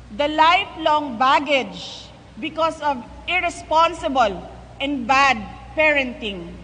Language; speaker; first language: English; non-native, local second language; Cebuano